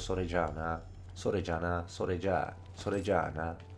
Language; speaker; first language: Japanese; non-native, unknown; English